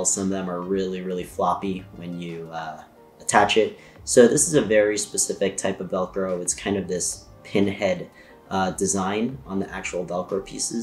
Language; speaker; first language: English; native; English